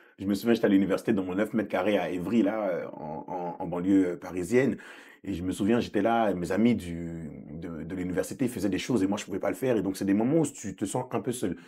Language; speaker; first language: French; early bilingual, other home language; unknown